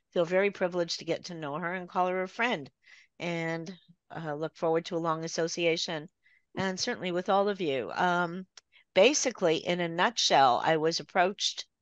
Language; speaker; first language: English; native; English